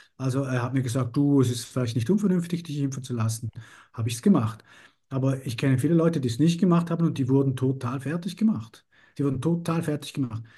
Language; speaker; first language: German; early bilingual, other home language; Spanish